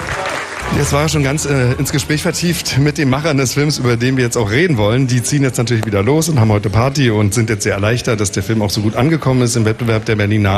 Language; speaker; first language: German; native; German